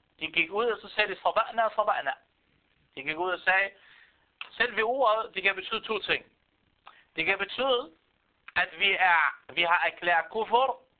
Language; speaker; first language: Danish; non-native, fluent; Arabic